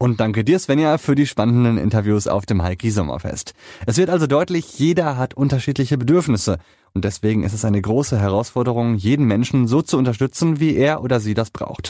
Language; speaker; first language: German; native; German